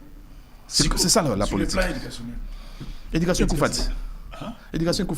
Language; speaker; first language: French; non-native, local second language; Lingala